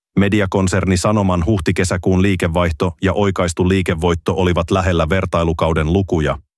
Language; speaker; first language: Finnish; native; Finnish